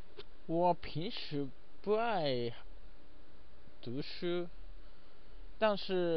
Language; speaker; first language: Chinese; non-native, learner; Japanese